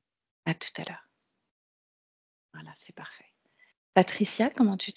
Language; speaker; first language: French; native; French